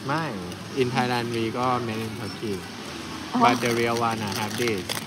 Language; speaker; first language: English; non-native, learner; Thai